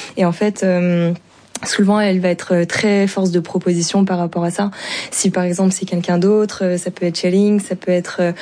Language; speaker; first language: French; native; French